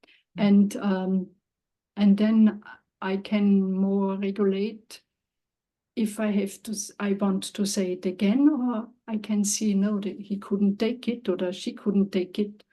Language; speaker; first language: English; non-native, learner; German